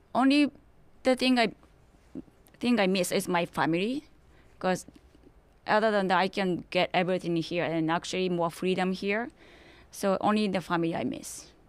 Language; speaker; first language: English; non-native, learner; Japanese